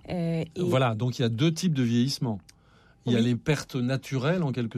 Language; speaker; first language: French; native; French